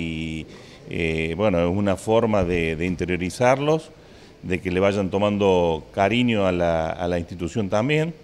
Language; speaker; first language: Spanish; native; Spanish